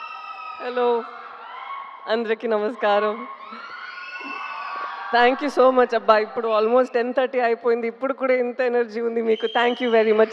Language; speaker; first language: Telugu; non-native, local second language; Tamil